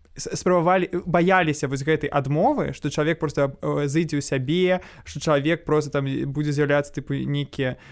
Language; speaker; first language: Belarusian; non-native, local second language; Russian